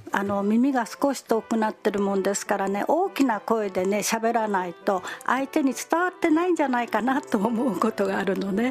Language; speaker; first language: Japanese; native; Japanese